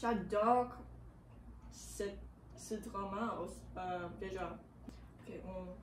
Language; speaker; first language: French; non-native, learner; English